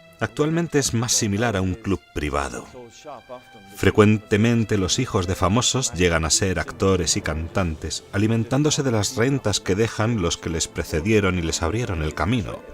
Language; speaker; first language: Spanish; non-native, fluent; English